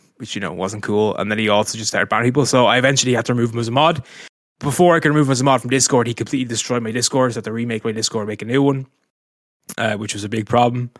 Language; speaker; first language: English; native; English